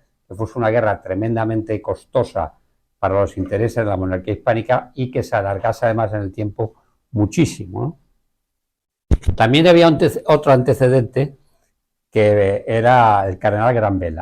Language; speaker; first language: Spanish; native; Spanish